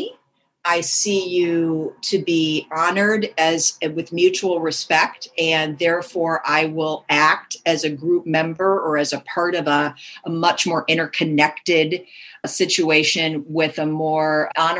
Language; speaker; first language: English; native; English